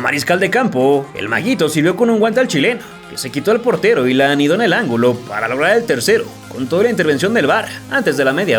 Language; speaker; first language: Spanish; native; Spanish